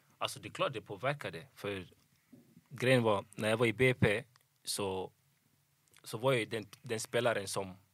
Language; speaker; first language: Swedish; early bilingual, other home language; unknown